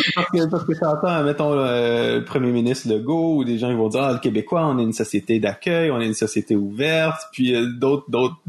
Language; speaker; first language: French; native; French